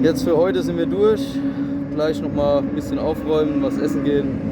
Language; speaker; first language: German; native; German